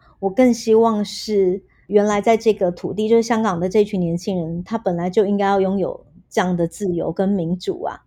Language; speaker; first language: Chinese; native; Chinese